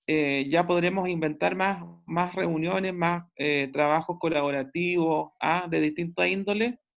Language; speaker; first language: Spanish; native; Spanish